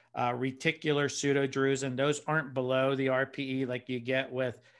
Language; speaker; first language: English; native; English